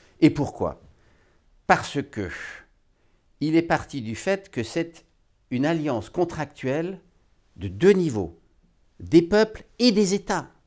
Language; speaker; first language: French; native; French